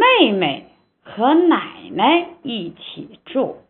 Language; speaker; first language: Chinese; non-native, fluent; Korean